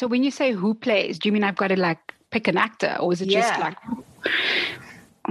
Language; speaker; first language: English; non-native, local second language; Afrikaans